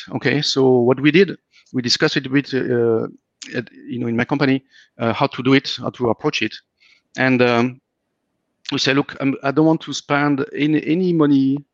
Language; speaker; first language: English; non-native, fluent; French